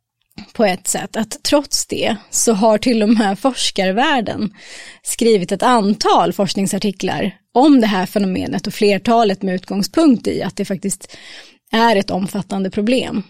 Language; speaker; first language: Swedish; native; Swedish